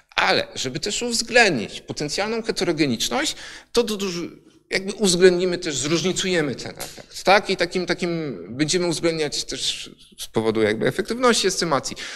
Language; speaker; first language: Polish; native; Polish